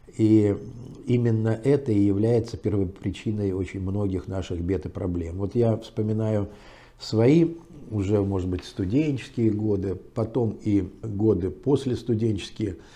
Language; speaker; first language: Russian; native; Russian